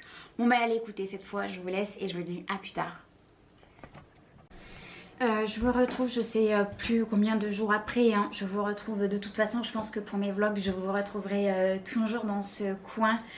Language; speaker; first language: French; native; French